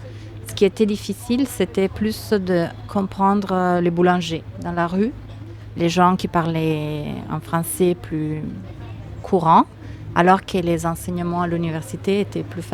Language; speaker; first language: French; non-native, fluent; Italian